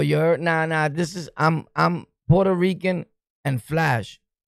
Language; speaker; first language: English; early bilingual, other home language; Spanish